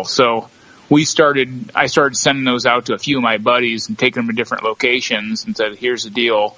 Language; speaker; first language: English; native; English